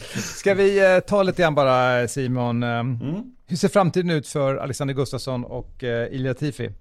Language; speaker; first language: Swedish; native; Swedish